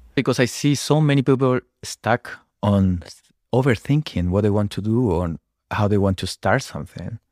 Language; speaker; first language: English; non-native, fluent; Spanish